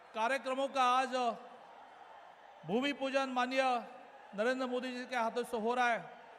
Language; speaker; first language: Hindi; non-native, local second language; Marathi